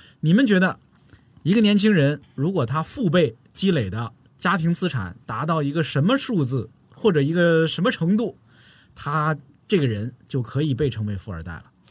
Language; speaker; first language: Chinese; native; Chinese